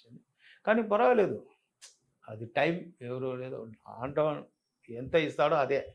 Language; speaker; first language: Telugu; non-native, local second language; Tamil